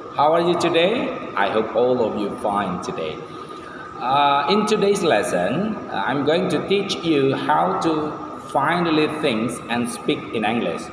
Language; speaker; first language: English; non-native, fluent; Indonesian